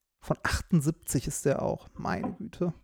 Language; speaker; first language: German; native; German